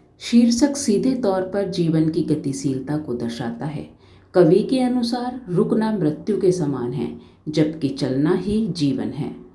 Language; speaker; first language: Hindi; native; Hindi